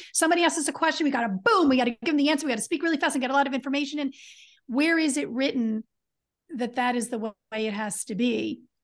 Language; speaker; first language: English; native; English